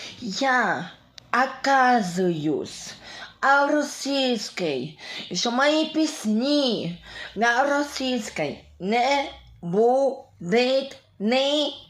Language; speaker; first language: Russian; non-native, local second language; Ukrainian